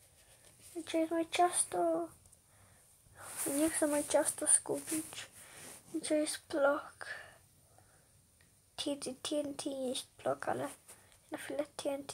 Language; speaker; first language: Polish; early bilingual, heritage; Polish